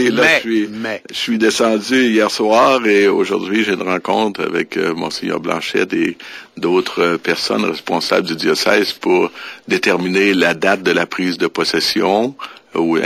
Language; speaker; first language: French; native; French